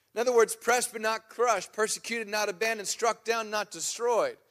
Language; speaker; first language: English; native; English